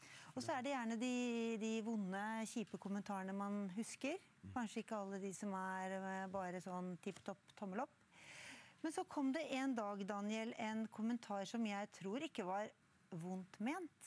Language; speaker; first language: Norwegian; native; Norwegian